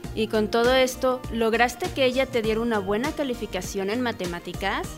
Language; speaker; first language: Spanish; native; Spanish